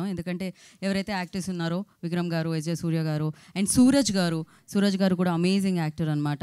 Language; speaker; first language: Telugu; native; Telugu